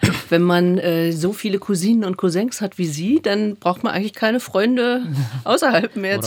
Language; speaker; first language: German; native; German